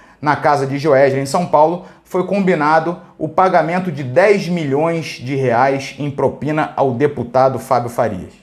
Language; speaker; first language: Portuguese; native; Portuguese